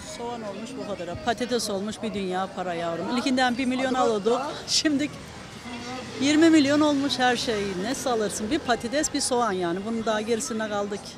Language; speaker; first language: Turkish; native; Turkish